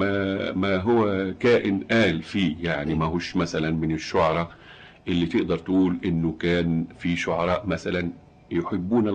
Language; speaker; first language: Arabic; native; Arabic